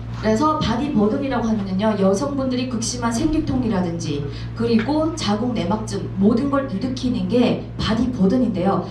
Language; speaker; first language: Korean; native; Korean